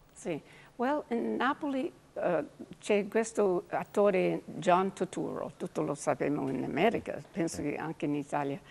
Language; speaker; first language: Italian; early bilingual, heritage; English